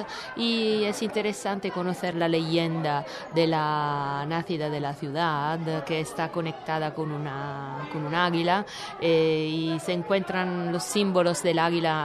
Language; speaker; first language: Spanish; non-native, fluent; Italian